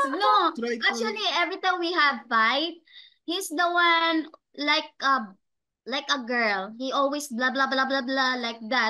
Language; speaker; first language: English; non-native, learner; Cebuano